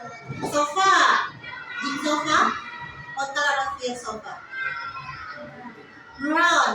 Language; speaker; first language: English; non-native, learner; Indonesian